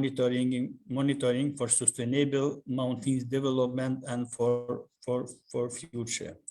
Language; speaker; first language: English; non-native, learner; Albanian